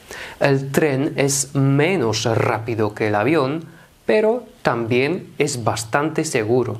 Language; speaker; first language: Spanish; non-native, fluent; Polish